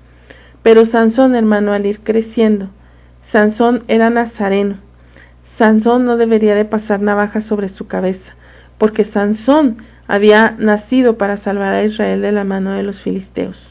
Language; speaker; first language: Spanish; native; Spanish